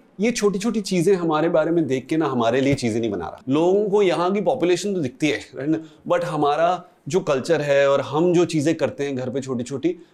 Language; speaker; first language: Hindi; native; Hindi